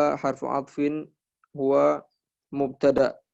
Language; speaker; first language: Arabic; non-native, learner; Indonesian